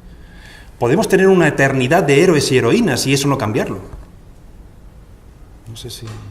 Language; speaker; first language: Spanish; native; Spanish